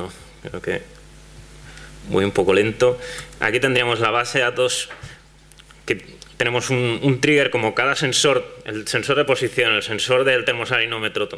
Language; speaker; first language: Spanish; non-native, local second language; Catalan